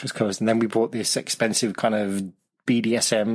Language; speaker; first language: English; native; English